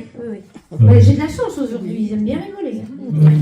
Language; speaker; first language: French; native; French